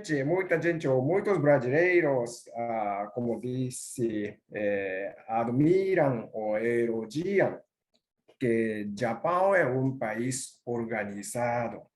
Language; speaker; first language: Portuguese; non-native, learner; Japanese